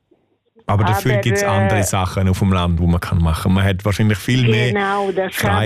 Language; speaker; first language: German; native; German